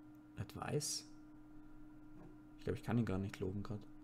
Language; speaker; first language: German; native; German